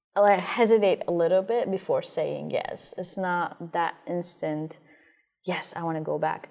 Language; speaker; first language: English; non-native, fluent; Arabic